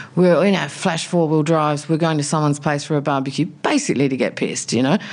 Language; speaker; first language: English; native; English